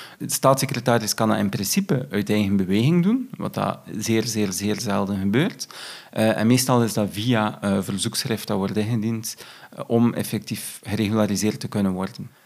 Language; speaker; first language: Dutch; native; Dutch